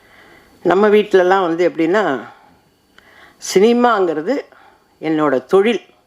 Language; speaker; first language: Tamil; native; Tamil